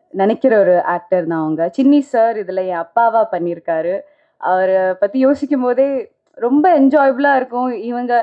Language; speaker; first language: Tamil; non-native, local second language; Malayalam